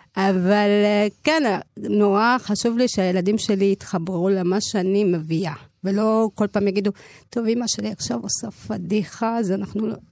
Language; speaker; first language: Hebrew; early bilingual, other home language; Amharic